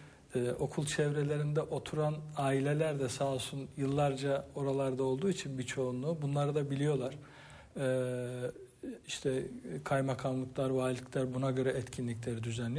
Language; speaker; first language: Turkish; native; Turkish